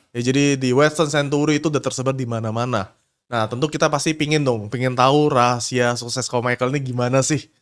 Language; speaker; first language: Indonesian; native; Indonesian